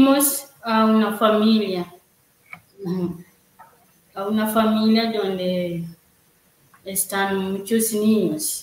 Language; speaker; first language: Spanish; non-native, learner; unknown